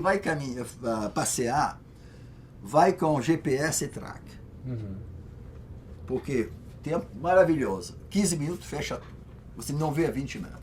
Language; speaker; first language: Portuguese; non-native, fluent; French